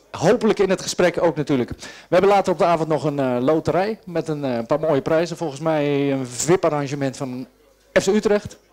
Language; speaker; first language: Dutch; native; Dutch